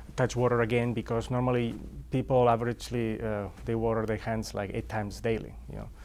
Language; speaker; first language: English; non-native, fluent; Spanish